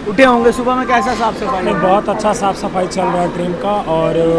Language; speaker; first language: Hindi; native; Hindi